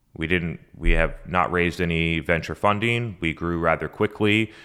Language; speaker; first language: English; native; English